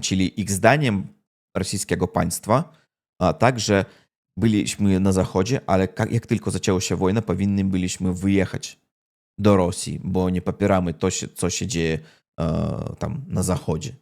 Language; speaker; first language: Polish; non-native, learner; Russian